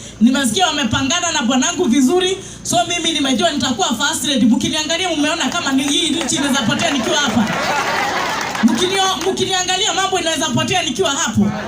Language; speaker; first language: Swahili; non-native, local second language; Kikuyu